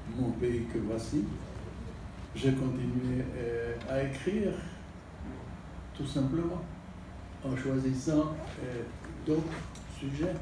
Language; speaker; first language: French; non-native, local second language; Haitian Creole